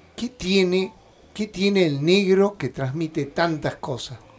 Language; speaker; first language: Spanish; native; Spanish